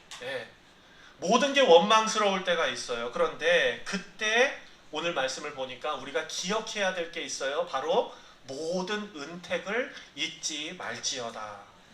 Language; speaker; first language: Korean; native; Korean